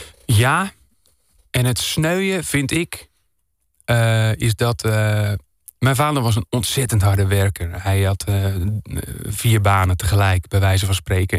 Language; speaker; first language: Dutch; native; Dutch